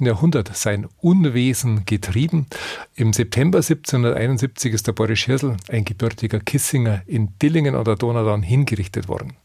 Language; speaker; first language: German; native; German